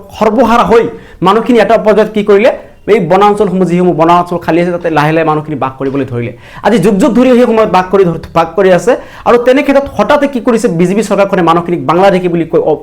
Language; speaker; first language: Assamese; non-native, local second language; Bangla